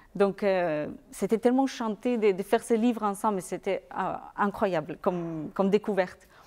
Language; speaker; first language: French; non-native, fluent; Spanish